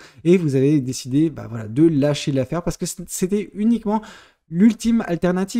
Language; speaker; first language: French; native; French